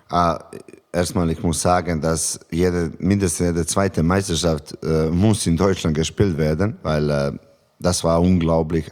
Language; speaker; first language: German; non-native, learner; Serbian